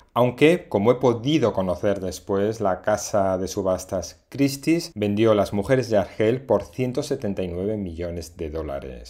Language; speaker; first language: Spanish; native; Spanish